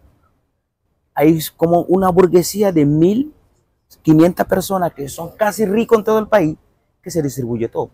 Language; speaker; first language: Spanish; non-native, fluent; Bambara